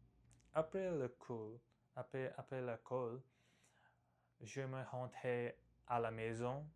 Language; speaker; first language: French; non-native, learner; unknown